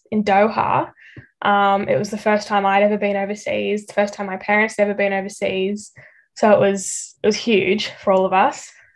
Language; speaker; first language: English; native; English